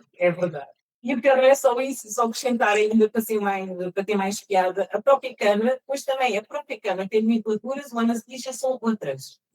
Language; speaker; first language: Portuguese; early bilingual, heritage; Portuguese